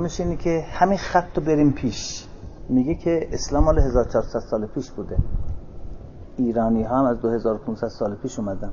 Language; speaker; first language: Persian; native; Persian